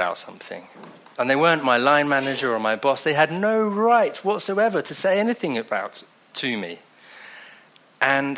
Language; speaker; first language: English; native; English